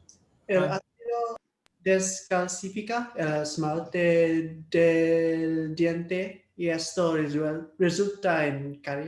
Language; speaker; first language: Spanish; non-native, learner; English